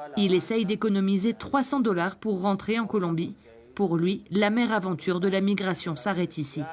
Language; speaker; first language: French; native; French